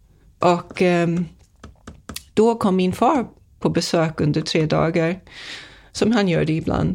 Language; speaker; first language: Swedish; non-native, fluent; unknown